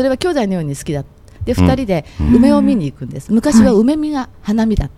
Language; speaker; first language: Japanese; native; Japanese